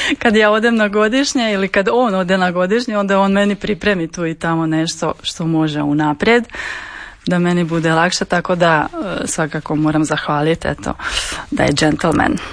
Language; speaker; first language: Croatian; non-native, local second language; Hungarian